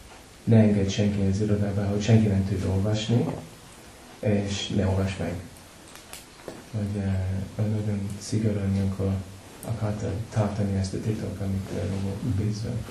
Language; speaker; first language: Hungarian; non-native, learner; English